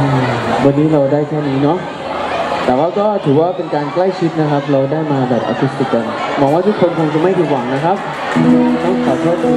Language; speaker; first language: Thai; native; Thai